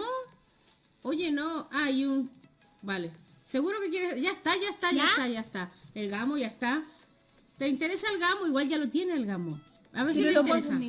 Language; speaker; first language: Spanish; native; Spanish